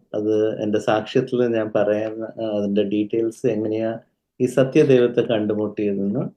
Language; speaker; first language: Malayalam; early bilingual, heritage; Malayalam